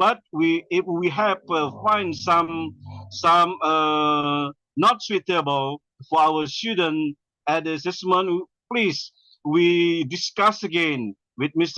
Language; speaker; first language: English; non-native, learner; Indonesian